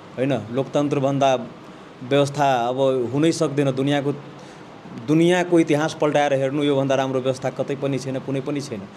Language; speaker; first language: Nepali; non-native, local second language; Maithili